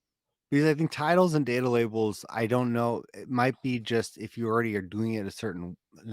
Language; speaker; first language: English; native; English